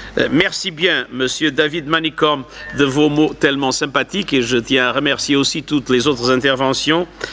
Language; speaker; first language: French; non-native, fluent; Portuguese